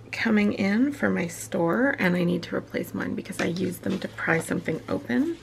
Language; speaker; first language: English; native; English